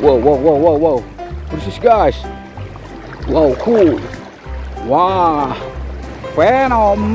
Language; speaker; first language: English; non-native, learner; Indonesian